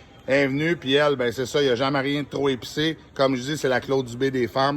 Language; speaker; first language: French; native; French